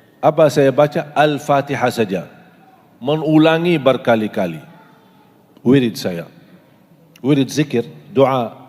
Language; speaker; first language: Indonesian; non-native, fluent; Arabic